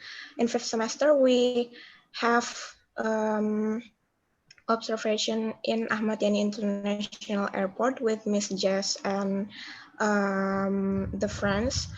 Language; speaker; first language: English; non-native, learner; Indonesian